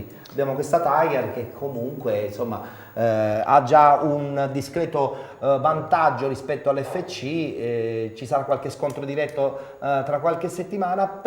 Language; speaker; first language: Italian; native; Italian